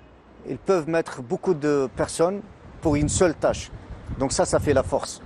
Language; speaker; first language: French; non-native, local second language; Arabic